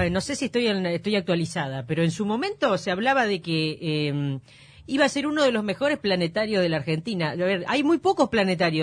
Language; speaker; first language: Spanish; native; Spanish